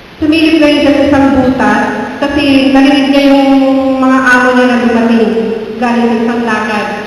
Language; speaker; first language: Filipino; non-native, local second language; Cebuano